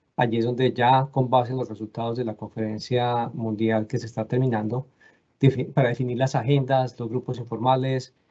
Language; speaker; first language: Spanish; native; Spanish